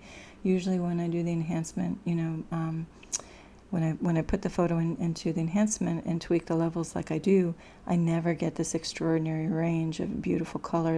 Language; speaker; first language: English; native; English